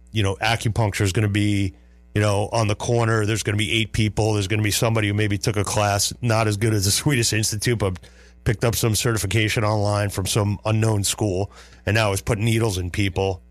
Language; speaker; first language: English; native; English